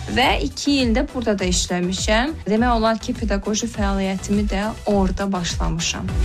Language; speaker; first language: Azerbaijani; early bilingual, heritage; Azerbaijani